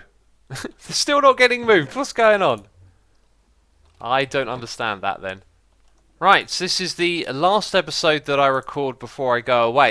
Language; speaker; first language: English; native; English